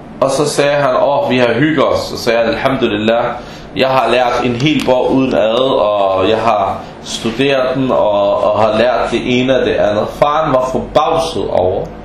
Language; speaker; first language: Danish; early bilingual, other home language; Arabic